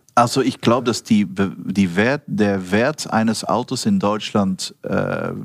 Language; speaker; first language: German; non-native, fluent; Dutch